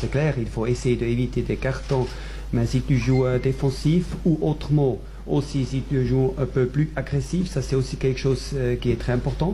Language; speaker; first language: French; non-native, fluent; German